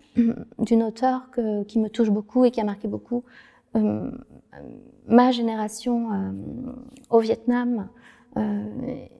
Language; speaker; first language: French; non-native, fluent; Vietnamese